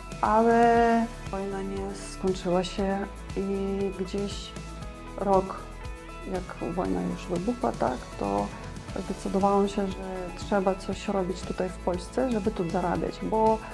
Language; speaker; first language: Polish; non-native, fluent; Ukrainian